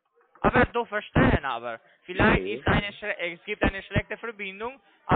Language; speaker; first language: German; non-native, learner; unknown